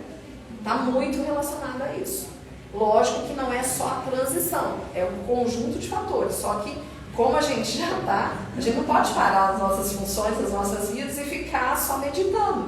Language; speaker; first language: Portuguese; native; Portuguese